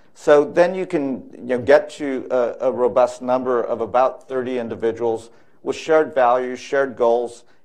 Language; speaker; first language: English; native; English